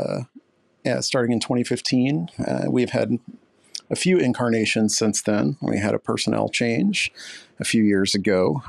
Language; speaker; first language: English; native; English